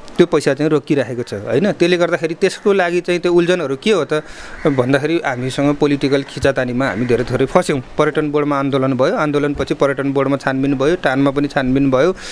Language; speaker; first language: Nepali; native; Nepali